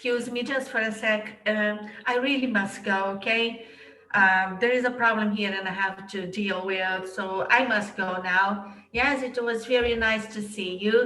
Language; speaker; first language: English; non-native, fluent; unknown